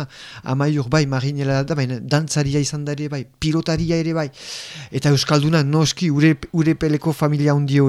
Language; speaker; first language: Basque; native; Basque